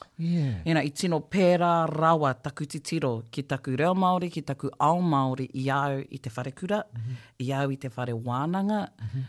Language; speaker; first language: Māori; native; Māori